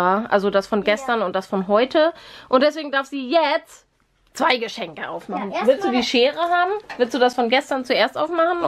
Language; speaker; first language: German; native; German